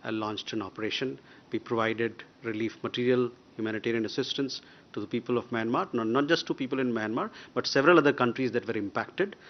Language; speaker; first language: English; non-native, local second language; Hindi